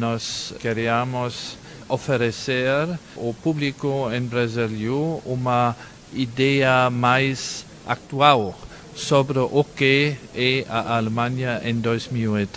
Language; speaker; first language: Portuguese; non-native, fluent; German